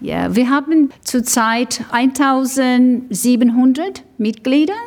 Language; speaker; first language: German; early bilingual, heritage; English